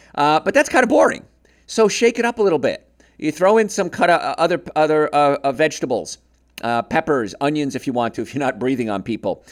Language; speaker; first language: English; native; English